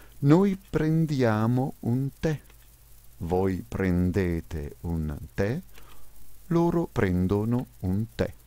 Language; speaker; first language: Italian; non-native, fluent; French